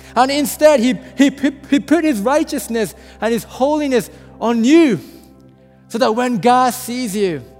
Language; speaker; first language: English; non-native, fluent; Japanese